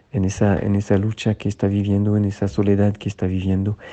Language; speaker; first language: Spanish; non-native, fluent; French